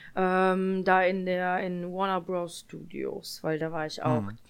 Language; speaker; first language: German; early bilingual, other home language; Polish